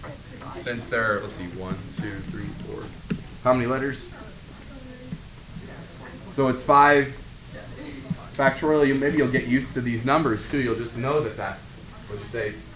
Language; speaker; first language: English; native; English